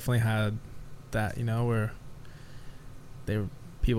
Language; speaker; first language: English; native; English